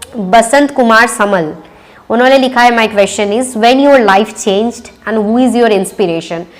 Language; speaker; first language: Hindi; non-native, local second language; Bangla